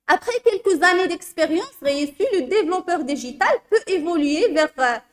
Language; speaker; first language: French; non-native, local second language; Arabic